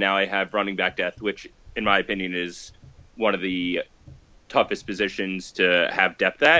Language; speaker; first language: English; native; English